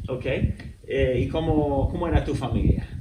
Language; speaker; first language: Spanish; non-native, fluent; English